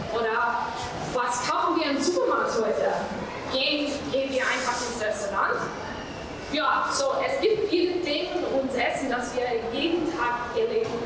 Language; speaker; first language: German; non-native, fluent; English